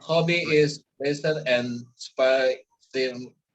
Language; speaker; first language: English; non-native, learner; Indonesian